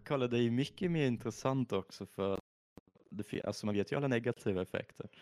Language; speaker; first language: Swedish; early bilingual, other home language; German